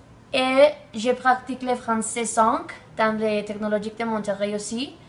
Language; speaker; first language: French; non-native, learner; Spanish